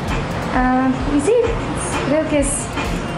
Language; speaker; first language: Spanish; non-native, learner; English